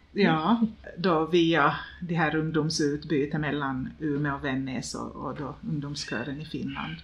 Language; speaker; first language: Swedish; native; Swedish